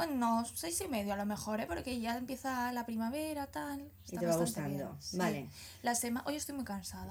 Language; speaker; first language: Spanish; native; Spanish